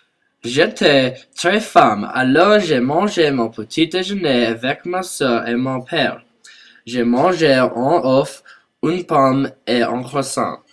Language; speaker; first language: French; non-native, learner; English